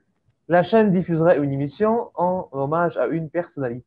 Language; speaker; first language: French; native; French